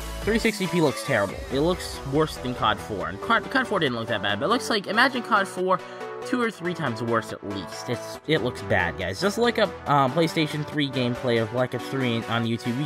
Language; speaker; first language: English; native; English